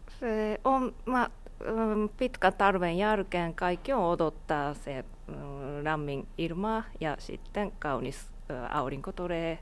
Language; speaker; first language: Finnish; non-native, learner; Japanese